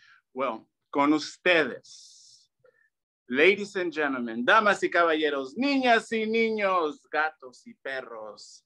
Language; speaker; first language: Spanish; early bilingual, other home language; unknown